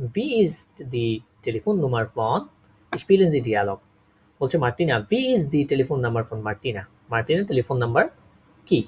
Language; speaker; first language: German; non-native, fluent; Bangla